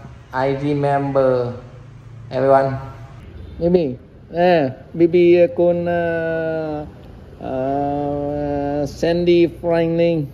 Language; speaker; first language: English; non-native, learner; Vietnamese